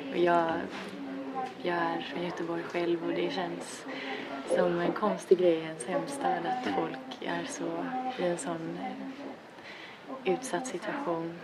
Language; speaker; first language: Swedish; native; Swedish